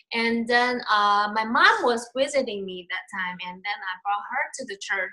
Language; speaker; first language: English; non-native, fluent; Chinese